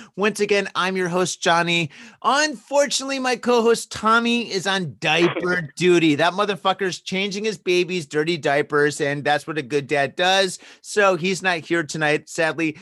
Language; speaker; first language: English; native; English